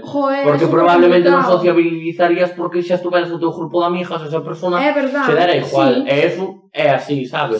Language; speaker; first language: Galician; non-native, local second language; Spanish